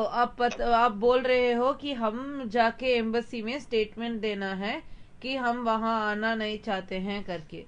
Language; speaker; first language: Hindi; non-native, local second language; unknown